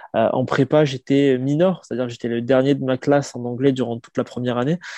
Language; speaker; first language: French; native; French